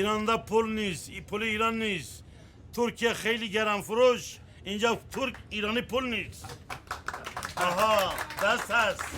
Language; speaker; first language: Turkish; non-native, learner; Persian